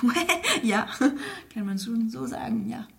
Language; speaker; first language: German; non-native, fluent; French